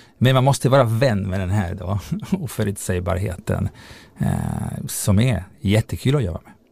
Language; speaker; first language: Swedish; non-native, fluent; Italian